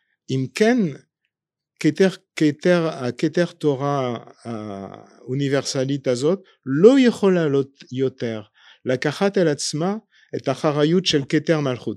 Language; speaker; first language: Hebrew; non-native, fluent; French